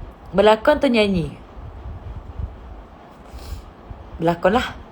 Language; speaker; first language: Malay; native; Malay